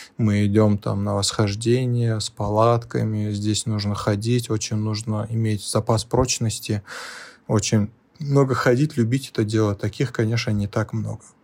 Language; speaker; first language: Russian; non-native, local second language; Lezghian